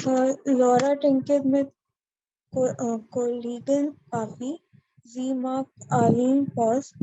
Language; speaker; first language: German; non-native, learner; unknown